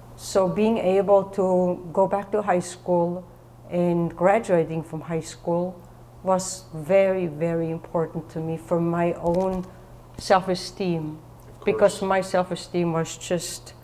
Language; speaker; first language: English; non-native, fluent; German